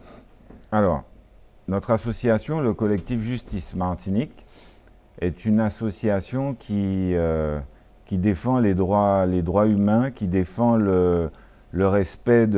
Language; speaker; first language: French; native; French